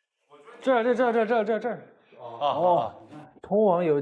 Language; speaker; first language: Chinese; native; Chinese